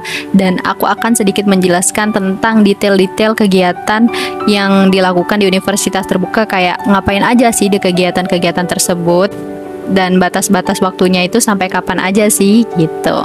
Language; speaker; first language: Indonesian; native; Indonesian